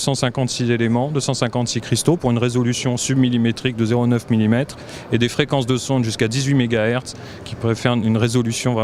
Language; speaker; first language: French; native; French